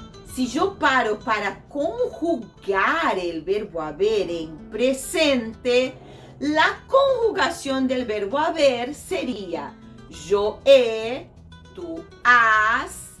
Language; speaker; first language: Spanish; non-native, fluent; Portuguese